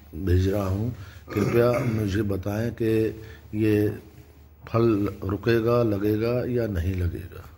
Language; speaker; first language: Hindi; native; Hindi